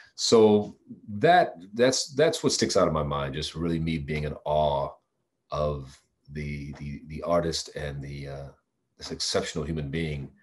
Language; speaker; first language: English; native; English